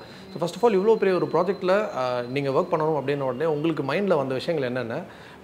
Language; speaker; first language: Tamil; native; Tamil